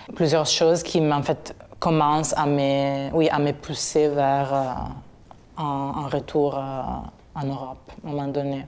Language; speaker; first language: French; non-native, fluent; Italian